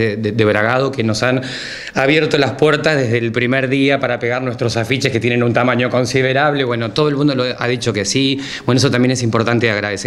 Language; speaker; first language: Spanish; native; Spanish